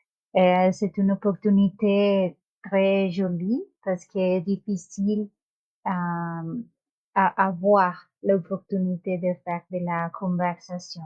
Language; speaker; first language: French; non-native, learner; Spanish